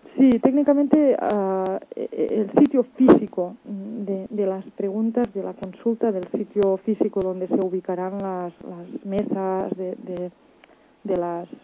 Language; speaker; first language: Spanish; non-native, local second language; Catalan